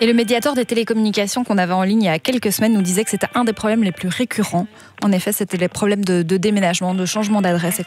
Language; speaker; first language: French; native; French